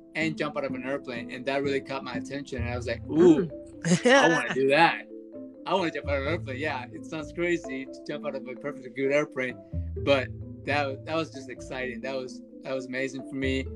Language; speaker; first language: English; early bilingual, other home language; Spanish